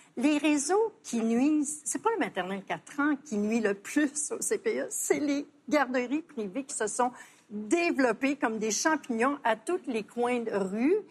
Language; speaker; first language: French; native; French